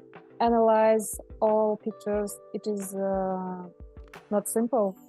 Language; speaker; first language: English; non-native, learner; Russian